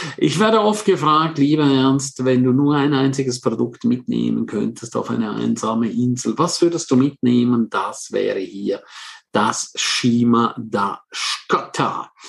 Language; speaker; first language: German; non-native, local second language; Romansh